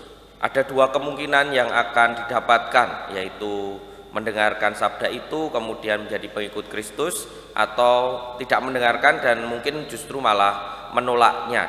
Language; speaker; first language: Indonesian; non-native, local second language; Javanese